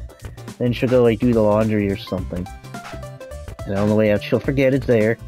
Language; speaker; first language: English; native; English